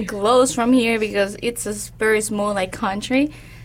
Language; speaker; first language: English; non-native, fluent; Spanish